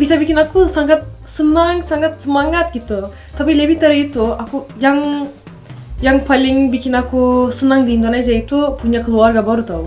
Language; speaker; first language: Indonesian; non-native, fluent; Turkish